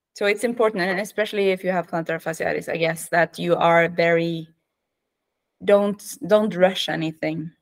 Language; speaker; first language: English; non-native, fluent; Norwegian